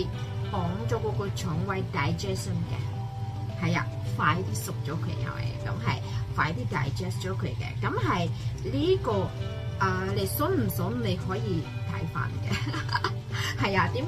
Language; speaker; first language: Cantonese; non-native, fluent; Indonesian